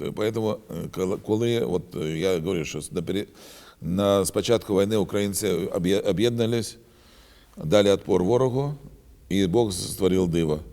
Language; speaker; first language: Ukrainian; non-native, learner; Russian